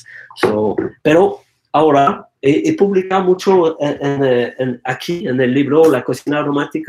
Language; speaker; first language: Spanish; non-native, learner; French